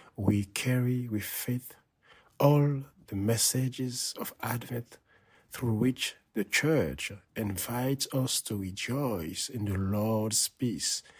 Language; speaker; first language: English; non-native, fluent; Haitian Creole